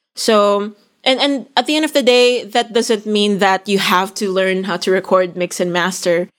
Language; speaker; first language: English; non-native, local second language; Filipino